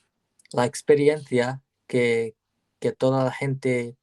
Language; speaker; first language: Spanish; non-native, learner; English